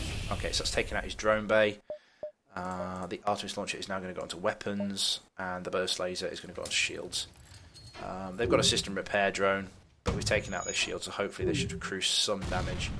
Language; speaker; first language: English; native; English